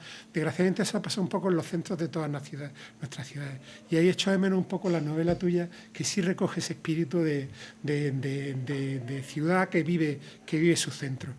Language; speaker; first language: Spanish; native; Spanish